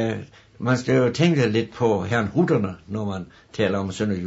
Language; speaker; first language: Danish; native; Danish